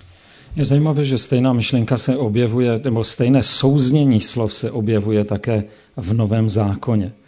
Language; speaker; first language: Czech; native; Czech